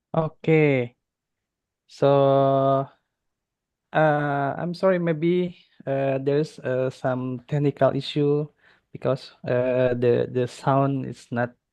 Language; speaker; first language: English; non-native, fluent; Indonesian